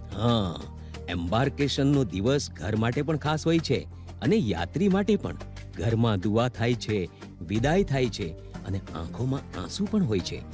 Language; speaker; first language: Gujarati; native; Gujarati